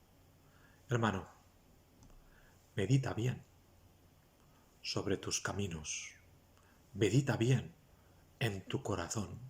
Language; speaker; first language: Spanish; native; Spanish